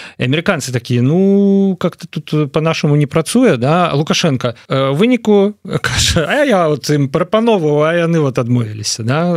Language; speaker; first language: Belarusian; non-native, local second language; Russian